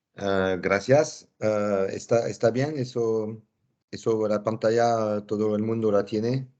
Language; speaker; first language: Spanish; non-native, fluent; French